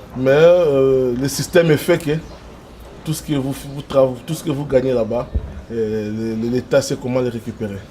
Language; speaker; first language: French; non-native, local second language; Lingala